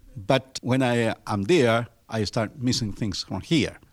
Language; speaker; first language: English; non-native, fluent; Spanish